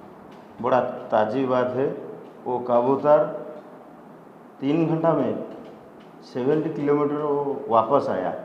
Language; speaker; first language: Hindi; non-native, local second language; Odia